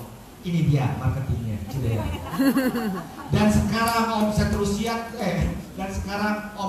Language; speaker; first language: Indonesian; native; Indonesian